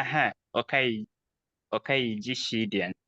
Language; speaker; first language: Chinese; non-native, learner; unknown